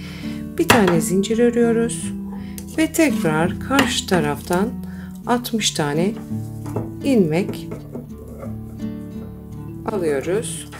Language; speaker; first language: Turkish; native; Turkish